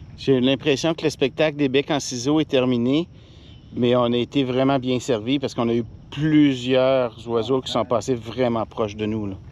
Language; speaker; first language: French; native; French